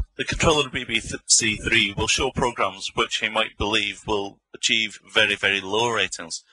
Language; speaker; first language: English; native; English